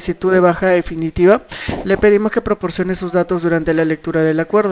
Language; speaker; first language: Spanish; native; Spanish